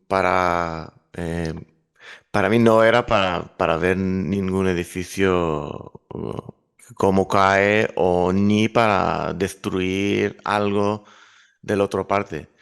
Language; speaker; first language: Spanish; non-native, fluent; Hebrew